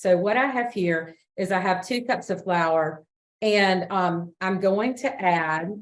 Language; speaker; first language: English; native; English